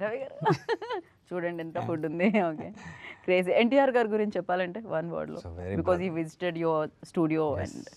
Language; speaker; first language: Telugu; native; Telugu